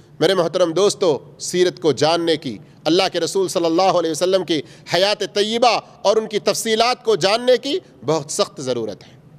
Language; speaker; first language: Urdu; native; Urdu